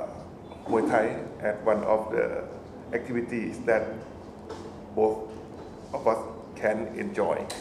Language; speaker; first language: English; non-native, fluent; Thai